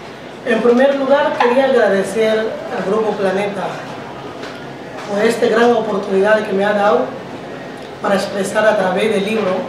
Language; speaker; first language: Spanish; non-native, fluent; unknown